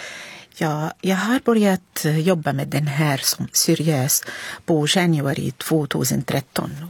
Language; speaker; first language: Swedish; non-native, learner; Arabic